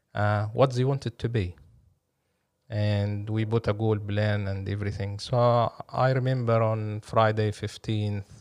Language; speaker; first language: English; non-native, fluent; Arabic